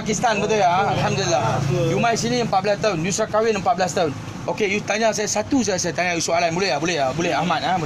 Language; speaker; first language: Malay; native; Malay